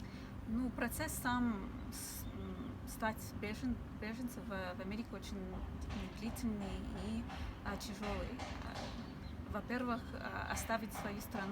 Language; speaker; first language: Russian; early bilingual, heritage; English